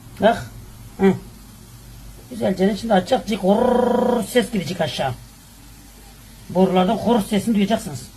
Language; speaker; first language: Turkish; native; Turkish